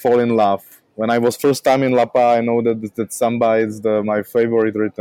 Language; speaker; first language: English; non-native, learner; Czech